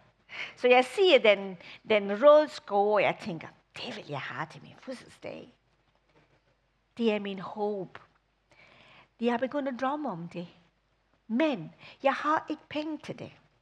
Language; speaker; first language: Danish; non-native, fluent; English